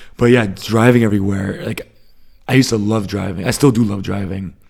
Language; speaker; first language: English; native; English